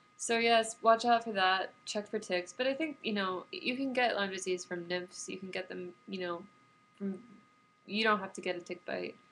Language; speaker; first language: English; native; English